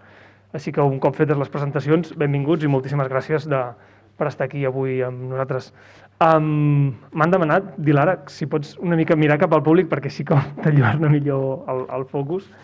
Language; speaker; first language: Catalan; native; Catalan